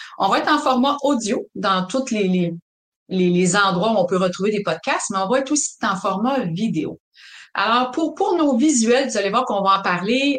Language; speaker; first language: French; native; French